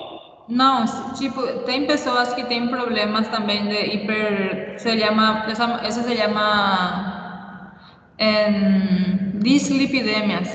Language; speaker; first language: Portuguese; non-native, learner; Spanish